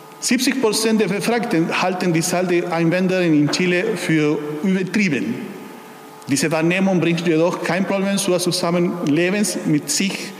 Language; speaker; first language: German; non-native, fluent; Spanish